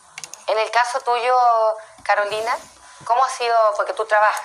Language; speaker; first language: Spanish; native; Spanish